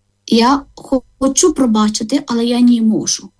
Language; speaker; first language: Ukrainian; non-native, learner; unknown